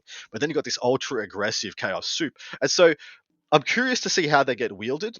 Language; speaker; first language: English; native; English